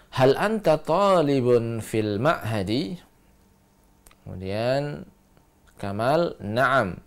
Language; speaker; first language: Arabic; non-native, fluent; Indonesian